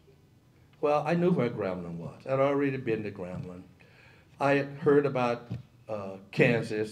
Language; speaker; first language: English; native; English